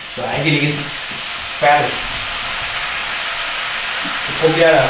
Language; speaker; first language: German; non-native, learner; Thai